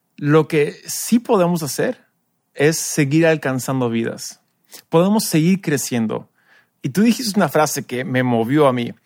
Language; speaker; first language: Spanish; early bilingual, other home language; English